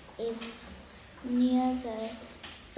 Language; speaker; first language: English; non-native, learner; Vietnamese